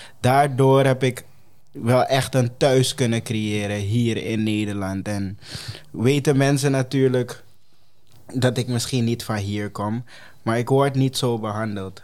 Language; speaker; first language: Dutch; non-native, fluent; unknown